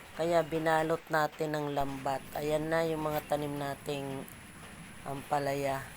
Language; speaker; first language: Filipino; non-native, local second language; Bikol